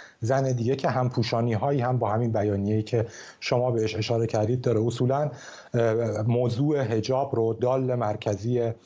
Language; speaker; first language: Persian; native; Persian